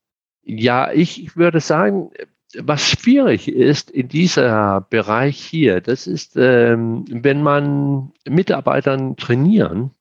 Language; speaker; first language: German; non-native, fluent; Danish